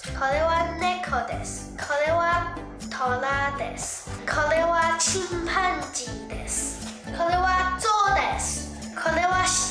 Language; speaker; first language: Japanese; non-native, learner; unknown